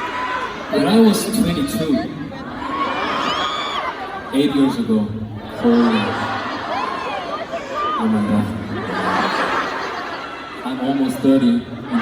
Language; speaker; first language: English; non-native, learner; Korean